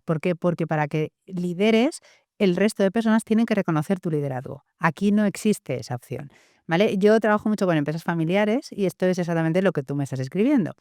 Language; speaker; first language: Spanish; native; Spanish